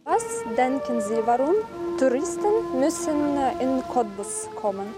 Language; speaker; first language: German; non-native, learner; Ukrainian